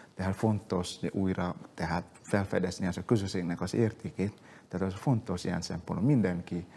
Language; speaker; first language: Hungarian; non-native, fluent; Indonesian